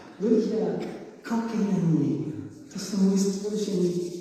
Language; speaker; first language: Czech; non-native, learner; English